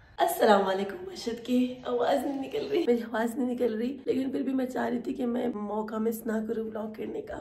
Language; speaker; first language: Urdu; non-native, local second language; Baluchi